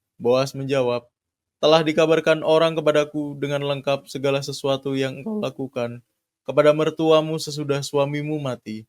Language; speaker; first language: Indonesian; native; Indonesian